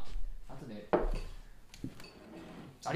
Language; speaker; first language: Japanese; native; Japanese